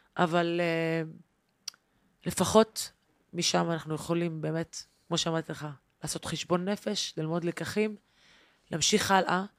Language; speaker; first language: Hebrew; non-native, local second language; Arabic